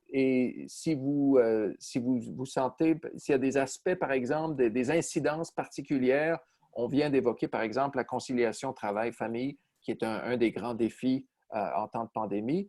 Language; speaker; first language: French; native; French